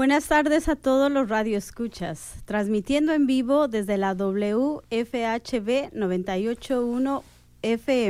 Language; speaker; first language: Spanish; native; Spanish